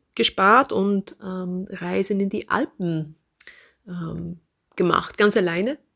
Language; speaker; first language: German; non-native, fluent; English